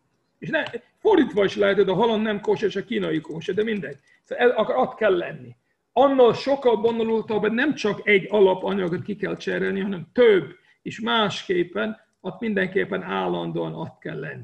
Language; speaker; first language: Hungarian; non-native, fluent; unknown